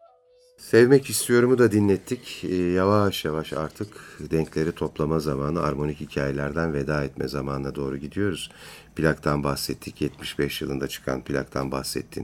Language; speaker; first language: Turkish; native; Turkish